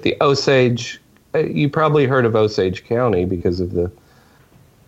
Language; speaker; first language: English; native; English